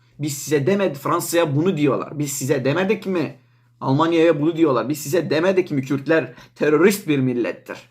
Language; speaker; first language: Turkish; non-native, local second language; Kurdish